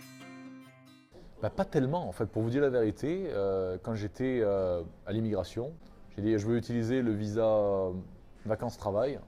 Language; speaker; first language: French; native; French